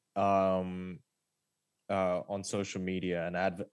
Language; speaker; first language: English; early bilingual, other home language; Korean